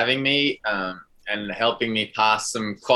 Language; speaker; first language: English; native; English